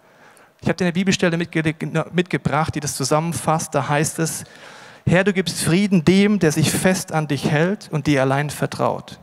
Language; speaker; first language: German; native; German